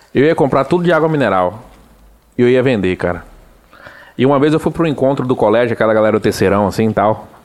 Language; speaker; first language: Portuguese; native; Portuguese